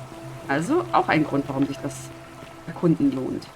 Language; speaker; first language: German; native; German